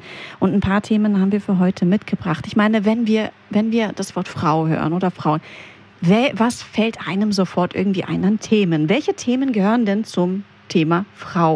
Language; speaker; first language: German; native; German